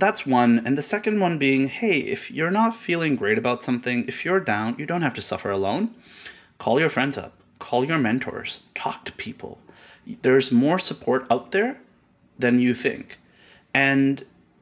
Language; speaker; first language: English; non-native, local second language; Urdu